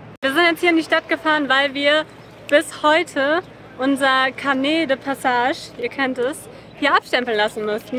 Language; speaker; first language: German; native; German